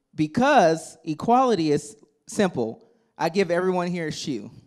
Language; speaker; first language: English; native; English